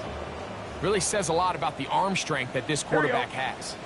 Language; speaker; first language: English; native; English